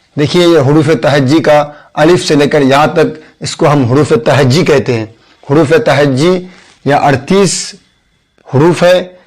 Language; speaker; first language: Hindi; native; Hindi